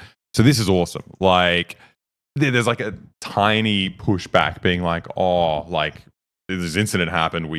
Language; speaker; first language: English; native; English